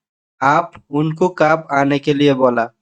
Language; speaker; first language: Hindi; non-native, learner; Bangla